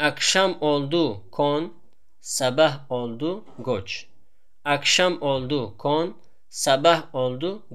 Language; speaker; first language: Turkish; non-native, fluent; Tajik